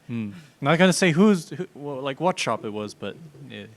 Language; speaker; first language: English; native; English